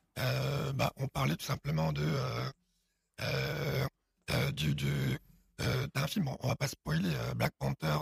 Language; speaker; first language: French; early bilingual, other home language; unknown